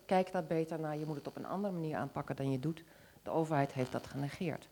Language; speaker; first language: Dutch; native; Dutch